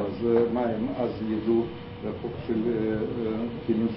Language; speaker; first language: Hebrew; non-native, fluent; Russian